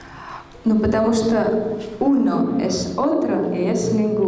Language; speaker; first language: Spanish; non-native, fluent; Russian